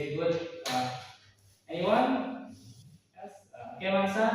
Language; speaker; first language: English; non-native, learner; Indonesian